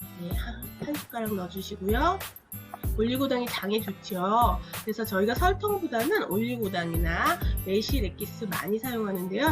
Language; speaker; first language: Korean; native; Korean